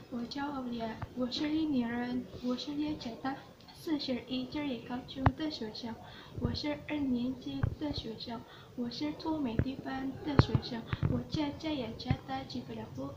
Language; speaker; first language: Chinese; non-native, learner; Indonesian